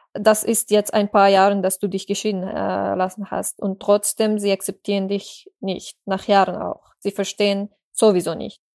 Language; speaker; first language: German; non-native, fluent; Persian